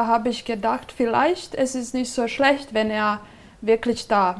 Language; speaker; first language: German; non-native, fluent; Serbian